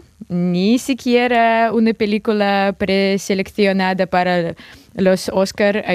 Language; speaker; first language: Spanish; non-native, fluent; Russian